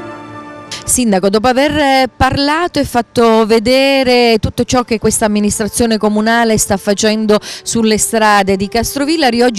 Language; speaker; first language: Italian; native; Italian